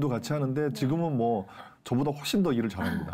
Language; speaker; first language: Korean; native; Korean